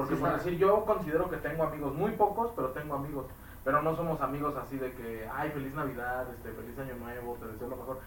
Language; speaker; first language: Spanish; native; Spanish